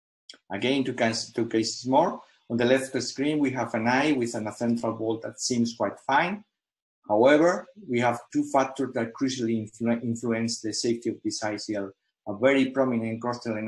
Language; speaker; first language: English; non-native, fluent; Spanish